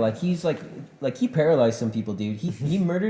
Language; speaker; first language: English; native; English